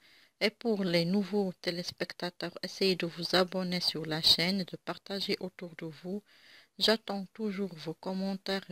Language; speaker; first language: French; non-native, local second language; Arabic